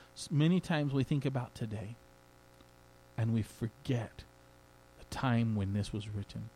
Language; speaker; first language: English; native; English